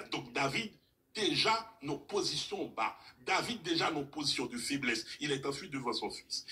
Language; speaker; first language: French; non-native, local second language; Haitian Creole